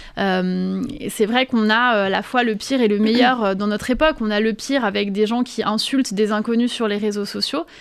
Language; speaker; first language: French; native; French